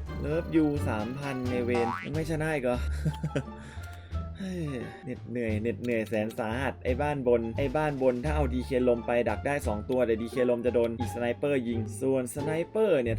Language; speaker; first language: Thai; native; Thai